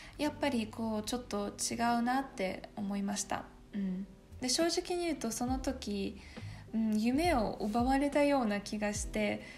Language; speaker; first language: Japanese; non-native, fluent; Russian